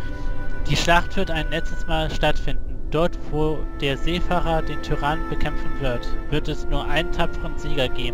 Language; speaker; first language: German; native; German